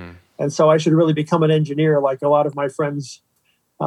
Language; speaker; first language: English; native; English